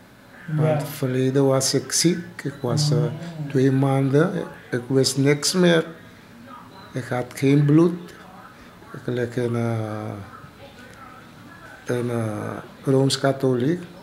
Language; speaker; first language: Dutch; non-native, local second language; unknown